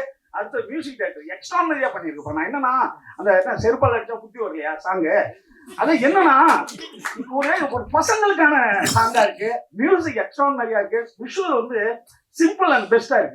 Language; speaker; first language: Tamil; native; Tamil